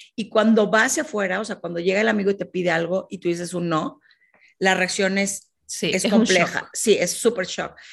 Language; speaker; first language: Spanish; native; Spanish